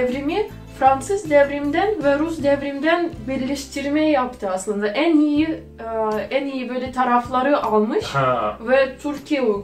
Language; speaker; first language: Turkish; non-native, fluent; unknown